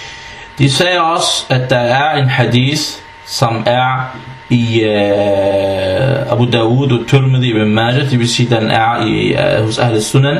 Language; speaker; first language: Danish; early bilingual, other home language; Arabic